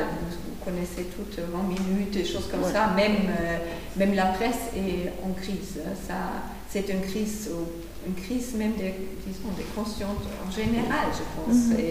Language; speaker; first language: French; non-native, fluent; German